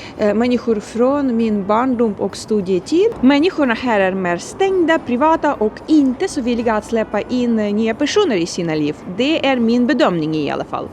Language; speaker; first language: Swedish; non-native, fluent; Ukrainian